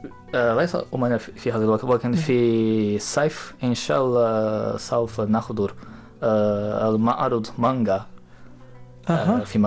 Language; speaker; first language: Arabic; non-native, fluent; Japanese